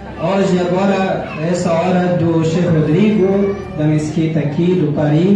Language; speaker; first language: Portuguese; non-native, fluent; Arabic